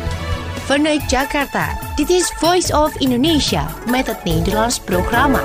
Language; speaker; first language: Dutch; non-native, fluent; Indonesian